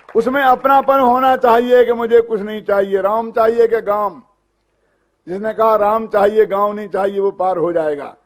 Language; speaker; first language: Hindi; native; Hindi